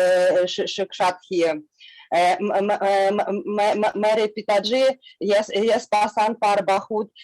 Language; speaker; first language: Hindi; non-native, learner; Russian